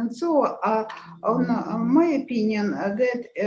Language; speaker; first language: English; non-native, learner; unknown